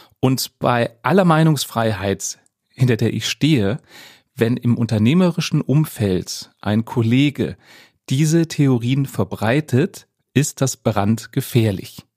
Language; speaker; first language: German; native; German